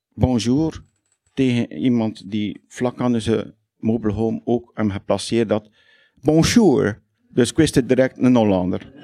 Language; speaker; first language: Dutch; native; Dutch